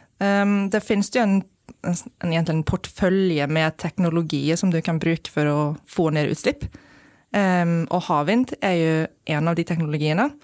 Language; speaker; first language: Norwegian; non-native, fluent; Icelandic